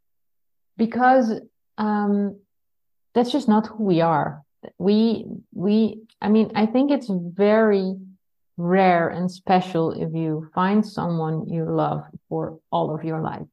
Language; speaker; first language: English; non-native, fluent; Dutch